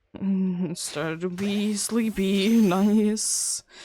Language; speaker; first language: English; non-native, fluent; Finnish